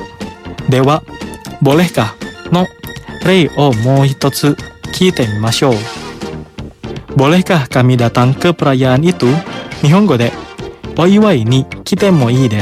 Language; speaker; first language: Japanese; non-native, fluent; Indonesian